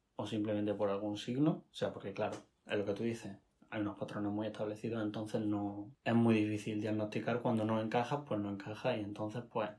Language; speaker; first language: Spanish; native; Spanish